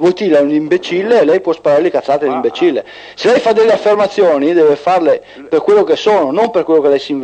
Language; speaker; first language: Italian; native; Italian